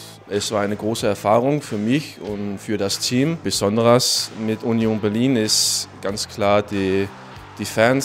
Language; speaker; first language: German; non-native, learner; Danish